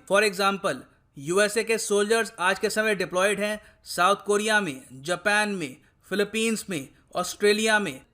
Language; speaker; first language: Hindi; native; Hindi